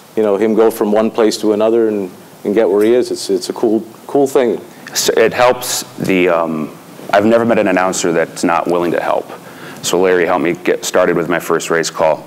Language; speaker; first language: English; native; English